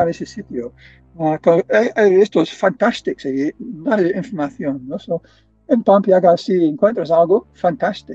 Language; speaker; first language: Spanish; non-native, fluent; English